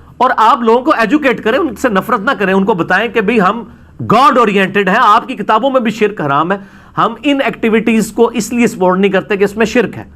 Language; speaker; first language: Urdu; non-native, local second language; Punjabi